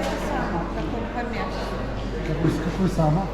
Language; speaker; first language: Russian; non-native, learner; Turkish